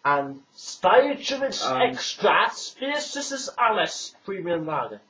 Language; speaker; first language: English; native; English